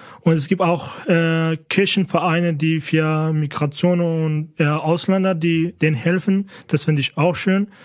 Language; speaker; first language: German; non-native, fluent; Kurdish